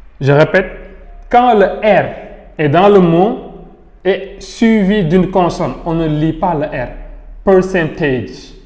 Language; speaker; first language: French; non-native, local second language; Wolof